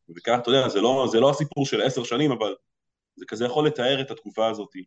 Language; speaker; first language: Hebrew; early bilingual, other home language; Russian